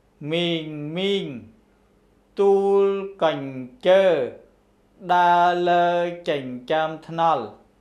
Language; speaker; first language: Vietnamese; non-native, local second language; Khmer